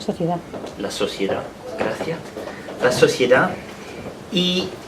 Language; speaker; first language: Spanish; non-native, fluent; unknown